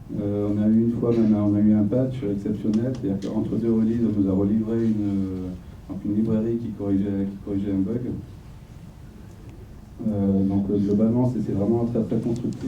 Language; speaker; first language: French; native; French